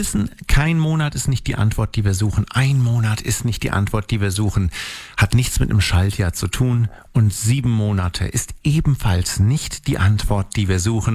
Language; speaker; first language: German; native; German